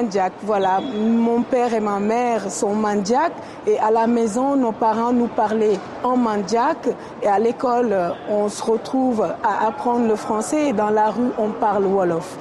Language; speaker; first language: French; non-native, local second language; Wolof